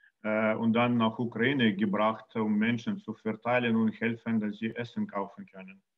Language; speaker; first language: German; non-native, learner; Russian